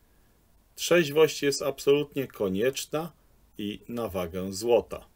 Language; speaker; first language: Polish; native; Polish